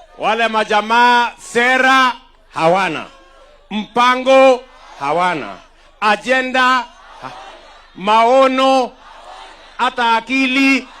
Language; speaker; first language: Swahili; non-native, local second language; Kalenjin